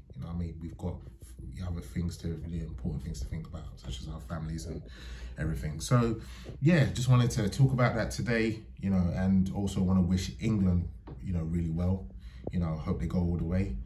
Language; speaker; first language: English; native; English